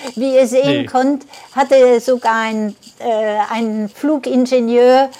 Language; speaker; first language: German; early bilingual, heritage; German